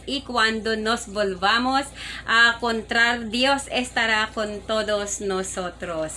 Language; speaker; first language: Spanish; non-native, learner; Filipino